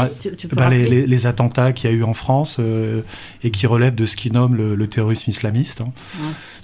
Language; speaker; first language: French; native; French